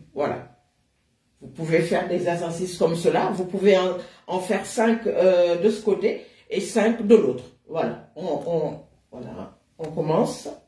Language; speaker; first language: French; native; French